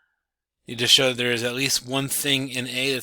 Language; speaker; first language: English; native; English